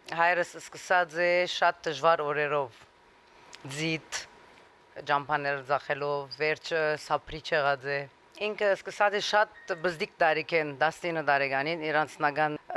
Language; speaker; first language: Armenian; native; Armenian